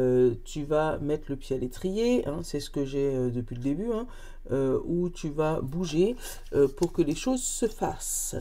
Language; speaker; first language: French; native; French